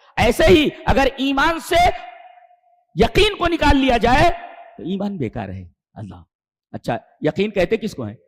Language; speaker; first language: Urdu; native; Urdu